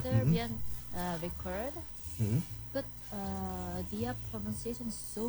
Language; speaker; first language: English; non-native, learner; Korean